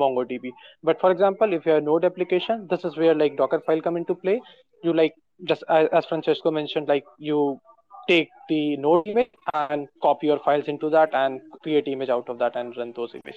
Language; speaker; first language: English; non-native, local second language; Hindi